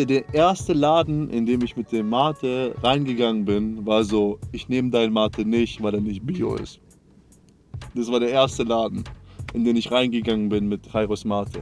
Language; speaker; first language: German; native; German